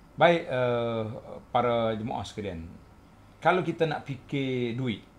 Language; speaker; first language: Malay; native; Malay